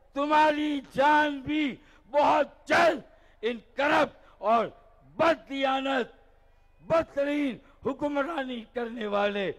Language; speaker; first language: Urdu; native; Urdu